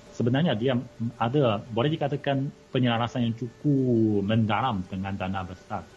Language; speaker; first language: Malay; non-native, fluent; Chinese